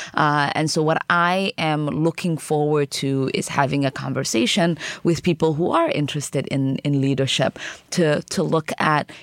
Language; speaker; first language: English; early bilingual, other home language; Somali